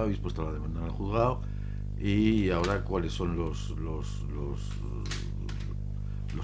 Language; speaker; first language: Spanish; native; Spanish